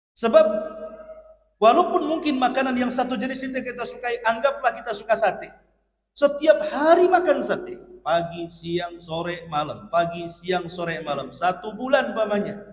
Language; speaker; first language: Malay; native; Malay